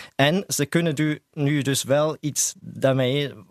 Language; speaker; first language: Dutch; non-native, fluent; Swiss German